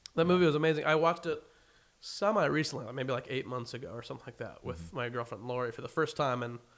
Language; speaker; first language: English; native; English